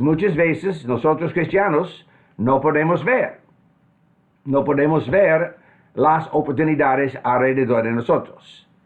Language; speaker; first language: Spanish; non-native, fluent; English